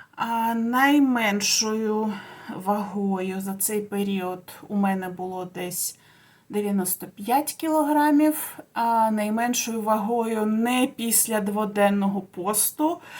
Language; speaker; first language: Ukrainian; non-native, local second language; Russian